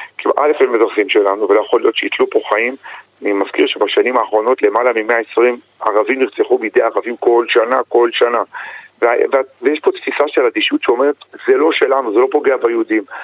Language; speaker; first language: Hebrew; native; Hebrew